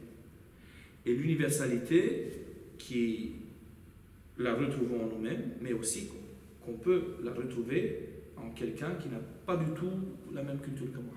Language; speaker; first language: French; non-native, fluent; Romanian